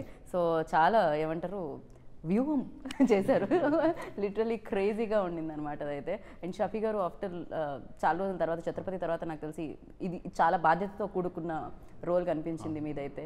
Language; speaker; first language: Telugu; native; Telugu